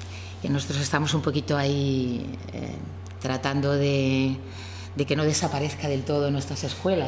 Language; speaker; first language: Spanish; native; Spanish